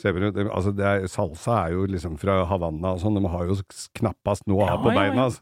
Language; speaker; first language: Norwegian; native; Norwegian